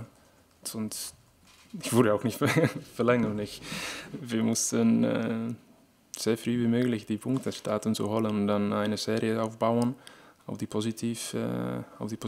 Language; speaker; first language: German; non-native, fluent; Czech